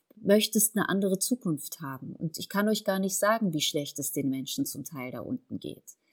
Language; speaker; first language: German; native; German